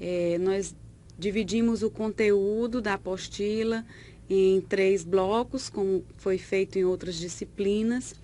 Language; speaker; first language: Portuguese; native; Portuguese